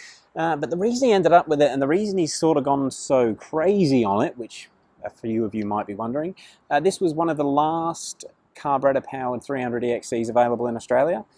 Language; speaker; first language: English; native; English